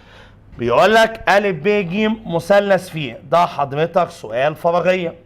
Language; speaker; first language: Arabic; native; Arabic